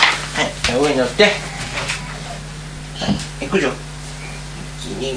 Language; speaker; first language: Japanese; native; Japanese